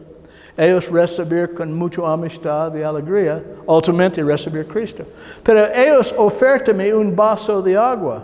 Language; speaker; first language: Spanish; non-native, learner; English